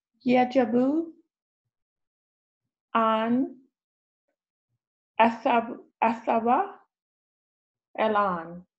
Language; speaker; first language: Arabic; non-native, learner; English